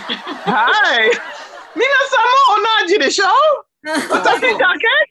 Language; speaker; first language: Japanese; non-native, learner; Chinese